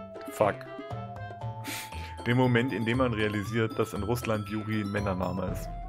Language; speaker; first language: German; native; German